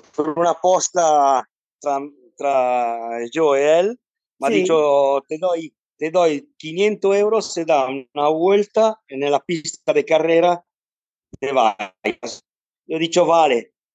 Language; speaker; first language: Spanish; non-native, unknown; Italian